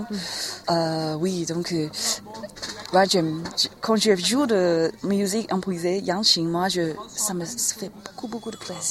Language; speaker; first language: French; non-native, learner; Chinese